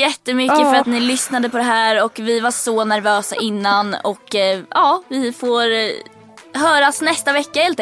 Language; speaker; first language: Swedish; native; Swedish